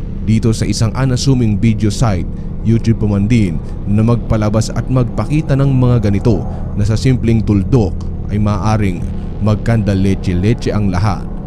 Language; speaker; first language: Filipino; native; Filipino